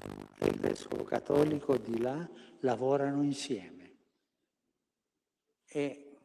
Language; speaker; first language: Italian; non-native, fluent; Spanish